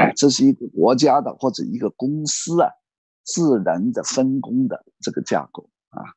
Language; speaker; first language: Chinese; native; Chinese